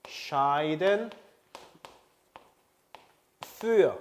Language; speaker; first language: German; non-native, fluent; Korean